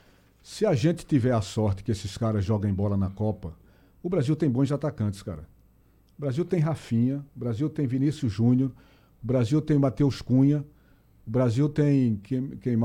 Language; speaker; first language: Portuguese; native; Portuguese